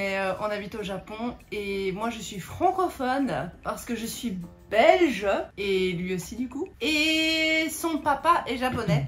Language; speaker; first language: French; native; French